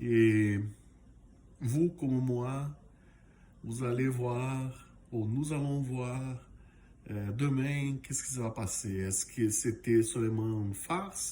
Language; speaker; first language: French; non-native, fluent; Portuguese